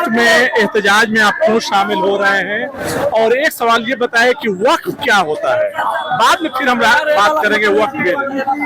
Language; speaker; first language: Hindi; native; Hindi